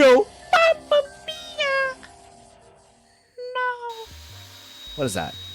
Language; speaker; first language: English; native; English